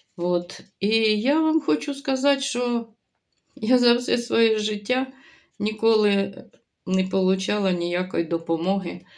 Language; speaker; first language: Ukrainian; native; Ukrainian